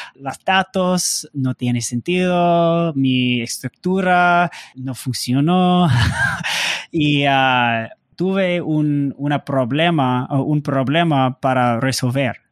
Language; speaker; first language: Spanish; non-native, learner; English